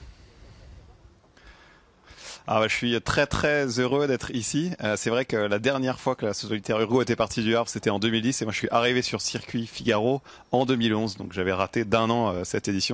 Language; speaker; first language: French; native; French